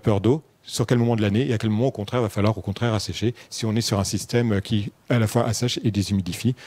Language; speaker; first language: French; native; French